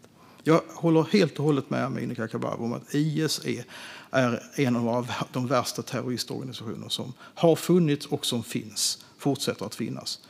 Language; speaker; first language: Swedish; native; Swedish